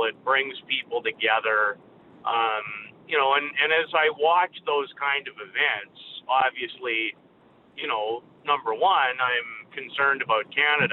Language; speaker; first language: English; native; English